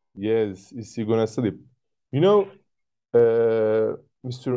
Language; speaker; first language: English; non-native, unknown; Turkish